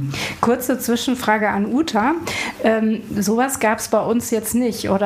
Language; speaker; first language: German; native; German